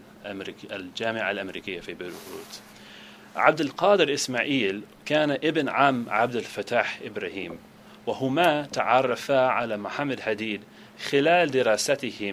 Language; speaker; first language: Arabic; non-native, fluent; English